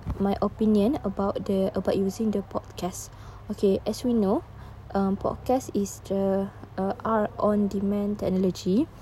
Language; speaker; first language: English; non-native, learner; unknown